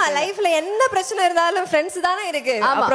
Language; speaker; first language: Tamil; non-native, local second language; Malayalam